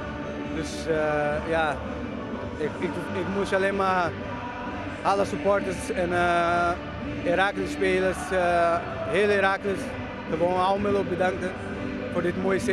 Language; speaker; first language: Dutch; non-native, learner; Portuguese